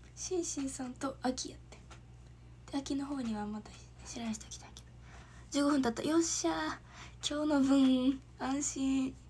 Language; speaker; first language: Japanese; native; Japanese